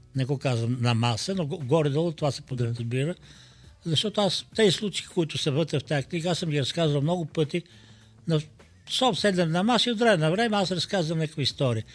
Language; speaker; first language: Bulgarian; native; Bulgarian